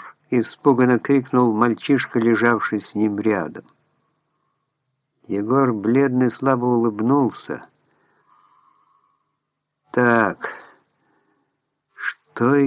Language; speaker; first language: Russian; native; Russian